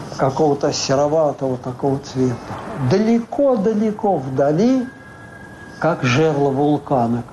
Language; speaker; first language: Russian; native; Russian